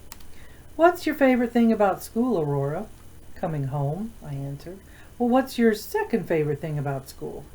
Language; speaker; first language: English; native; English